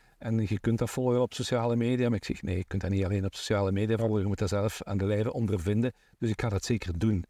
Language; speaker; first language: Dutch; native; Dutch